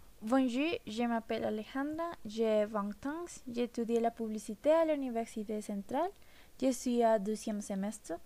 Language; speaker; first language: French; non-native, learner; Spanish